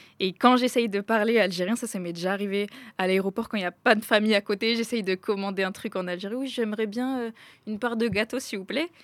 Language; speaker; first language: French; early bilingual, other home language; Arabic